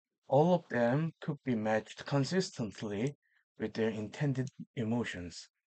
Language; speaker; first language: English; non-native, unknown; Korean